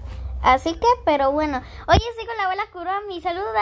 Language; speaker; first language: Spanish; native; Spanish